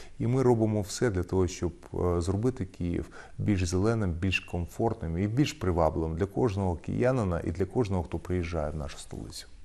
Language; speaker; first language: Ukrainian; non-native, local second language; Russian